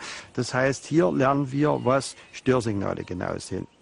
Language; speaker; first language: German; native; German